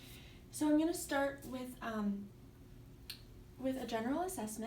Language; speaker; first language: English; native; English